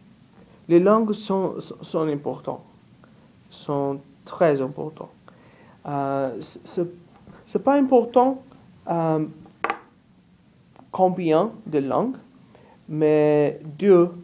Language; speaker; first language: French; non-native, learner; Portuguese